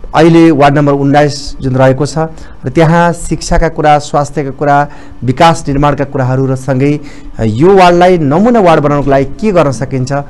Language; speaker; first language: Nepali; native; Nepali